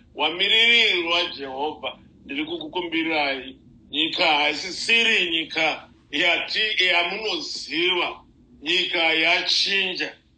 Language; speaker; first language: Shona; native; Shona